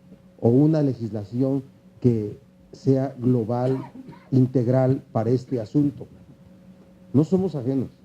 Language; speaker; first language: Spanish; native; Spanish